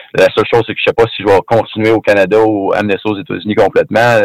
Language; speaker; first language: French; native; French